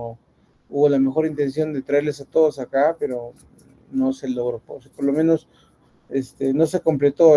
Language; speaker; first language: Spanish; native; Spanish